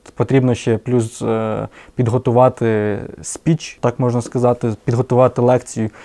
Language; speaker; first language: Ukrainian; native; Ukrainian